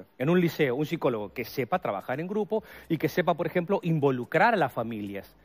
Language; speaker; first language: Spanish; native; Spanish